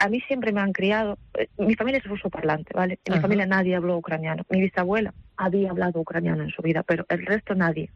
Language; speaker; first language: Spanish; non-native, fluent; Russian